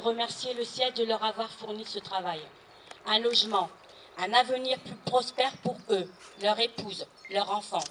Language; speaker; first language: French; native; French